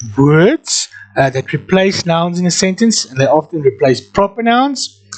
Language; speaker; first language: English; non-native, local second language; Afrikaans